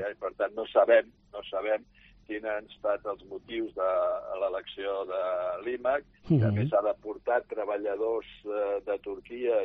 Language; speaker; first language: Catalan; native; Catalan